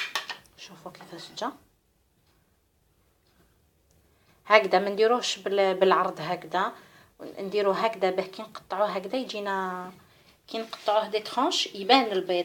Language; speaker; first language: Arabic; native; Arabic